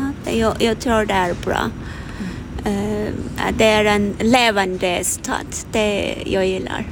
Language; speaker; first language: Swedish; non-native, learner; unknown